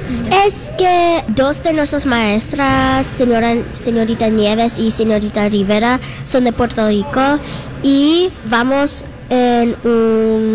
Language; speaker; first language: Spanish; non-native, learner; English